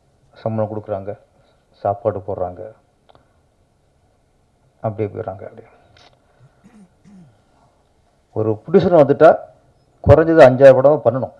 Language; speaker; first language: Tamil; native; Tamil